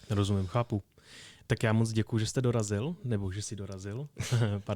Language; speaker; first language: Czech; native; Czech